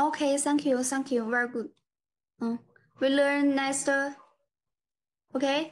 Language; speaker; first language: English; non-native, learner; Chinese